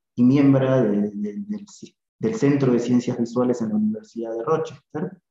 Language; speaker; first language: Spanish; native; Spanish